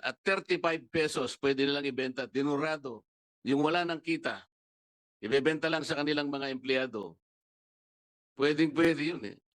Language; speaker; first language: Filipino; non-native, local second language; Pampanga